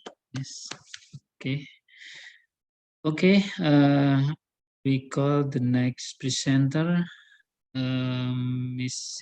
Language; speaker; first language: English; non-native, learner; Indonesian